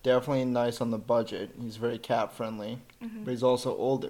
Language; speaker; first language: English; native; English